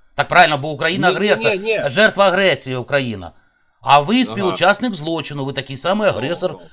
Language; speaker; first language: Ukrainian; native; Ukrainian